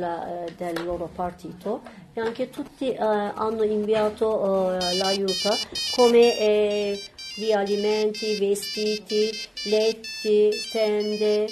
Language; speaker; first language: Italian; non-native, learner; Turkish